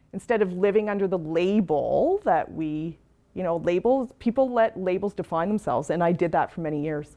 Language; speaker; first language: English; native; English